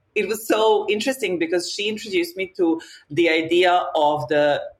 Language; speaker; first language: English; non-native, fluent; Serbian